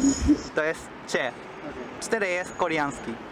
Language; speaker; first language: Polish; non-native, learner; Japanese